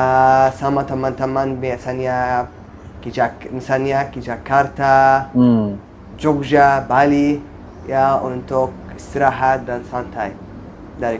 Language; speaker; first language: Indonesian; non-native, learner; Arabic